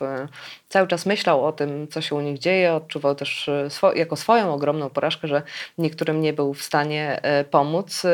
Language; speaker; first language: Polish; native; Polish